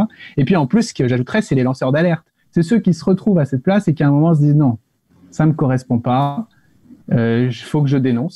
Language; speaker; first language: French; native; French